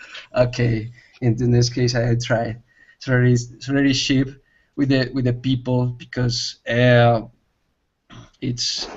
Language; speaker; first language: English; non-native, learner; Spanish